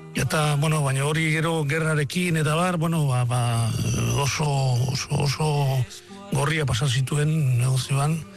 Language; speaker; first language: Basque; non-native, local second language; Spanish